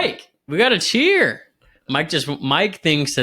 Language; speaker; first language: English; native; English